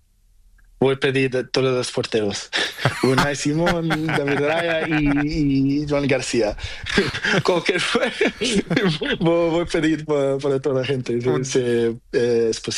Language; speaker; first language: Spanish; non-native, learner; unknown